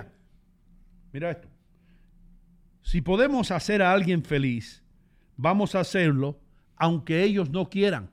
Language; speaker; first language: Spanish; native; Spanish